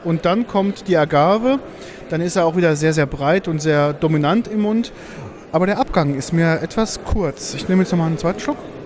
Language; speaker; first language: German; native; German